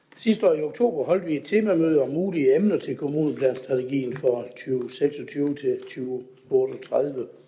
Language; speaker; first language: Danish; native; Danish